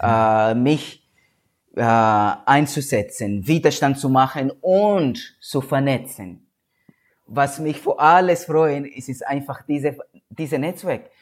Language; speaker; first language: German; non-native, learner; Swahili